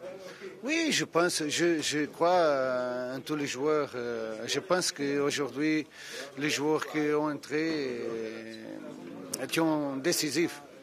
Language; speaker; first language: French; non-native, fluent; Portuguese